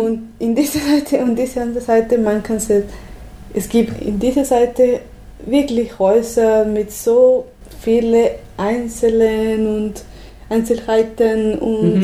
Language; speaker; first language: German; non-native, learner; Spanish